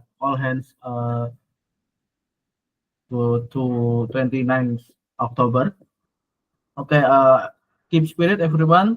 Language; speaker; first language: English; non-native, learner; Indonesian